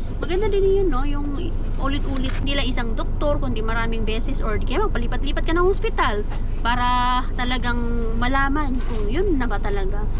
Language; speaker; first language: Filipino; native; Filipino